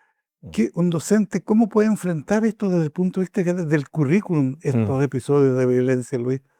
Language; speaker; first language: Spanish; native; Spanish